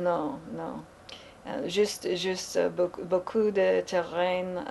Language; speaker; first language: French; non-native, learner; English